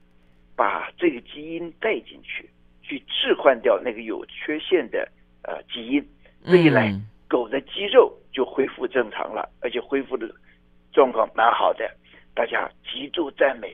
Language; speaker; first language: Chinese; native; Chinese